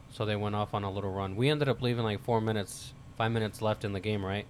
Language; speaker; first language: English; early bilingual, other home language; Spanish